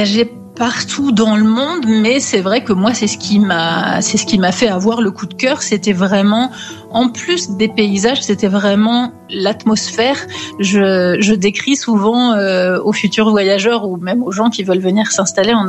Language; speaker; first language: French; native; French